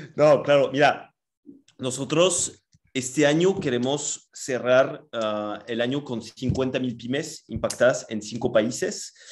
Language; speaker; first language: Spanish; non-native, fluent; French